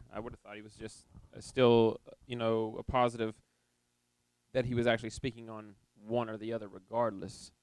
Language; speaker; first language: English; native; English